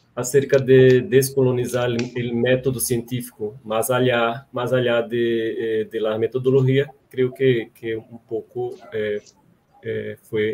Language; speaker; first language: Spanish; non-native, fluent; Portuguese